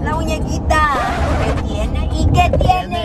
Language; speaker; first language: Spanish; native; Spanish